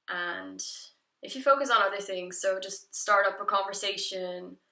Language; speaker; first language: English; non-native, fluent; Dutch